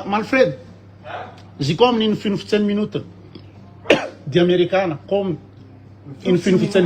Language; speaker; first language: German; non-native, fluent; Malagasy